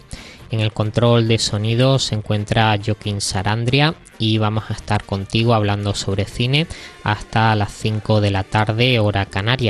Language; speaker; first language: Spanish; native; Spanish